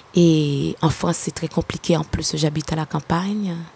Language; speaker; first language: French; non-native, local second language; Haitian Creole